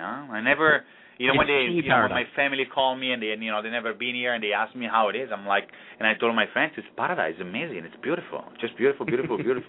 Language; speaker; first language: English; non-native, fluent; Italian